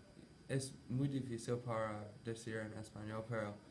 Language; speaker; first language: Spanish; non-native, learner; English